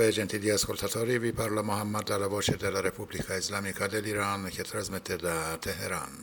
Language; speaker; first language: Italian; non-native, fluent; Persian